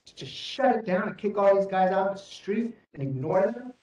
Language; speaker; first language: English; native; English